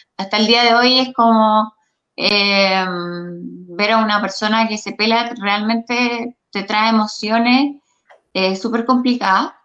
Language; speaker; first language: Spanish; native; Spanish